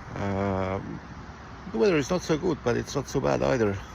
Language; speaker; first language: English; non-native, fluent; Estonian